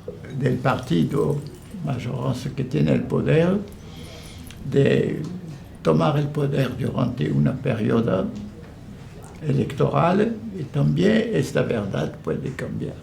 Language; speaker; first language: Spanish; non-native, fluent; French